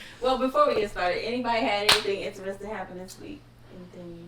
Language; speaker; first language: English; native; English